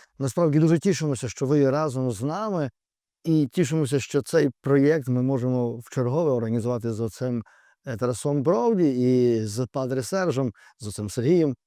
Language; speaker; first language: Ukrainian; native; Ukrainian